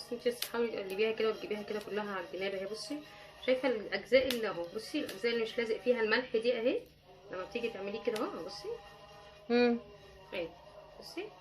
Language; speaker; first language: Arabic; native; Arabic